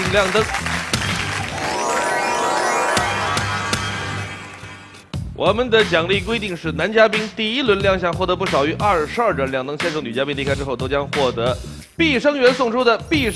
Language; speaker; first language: Chinese; native; Chinese